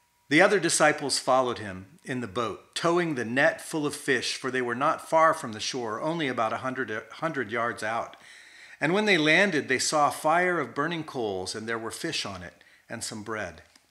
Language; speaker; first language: English; native; English